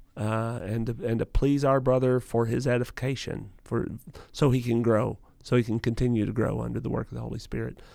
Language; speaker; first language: English; native; English